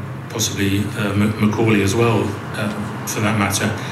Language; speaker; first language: English; native; English